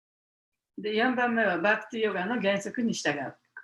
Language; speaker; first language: Japanese; native; Japanese